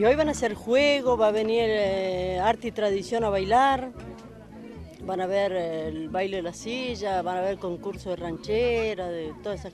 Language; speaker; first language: Spanish; native; Spanish